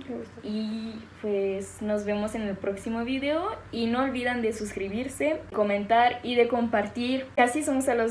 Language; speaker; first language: Spanish; non-native, fluent; French